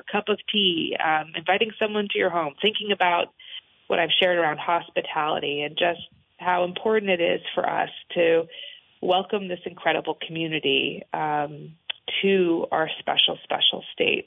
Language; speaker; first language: English; native; English